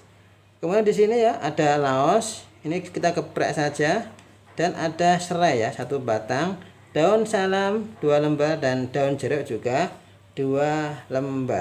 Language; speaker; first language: Indonesian; native; Indonesian